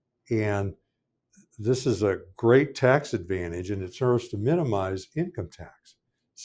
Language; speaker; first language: English; native; English